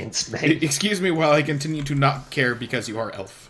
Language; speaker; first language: English; native; English